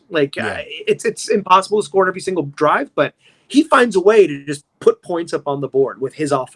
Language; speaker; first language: English; native; English